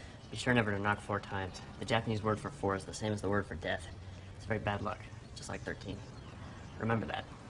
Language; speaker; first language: English; native; English